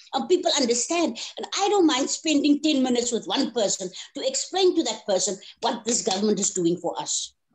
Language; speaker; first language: English; non-native, local second language; Afrikaans